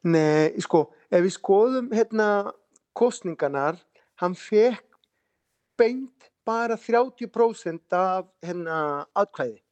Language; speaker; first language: Icelandic; non-native, fluent; Spanish